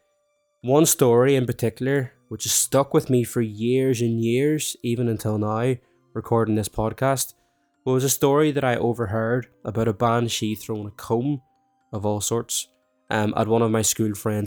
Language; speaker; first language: English; native; English